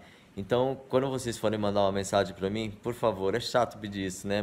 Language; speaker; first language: Portuguese; native; Portuguese